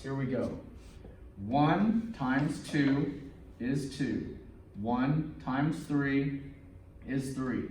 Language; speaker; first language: English; native; English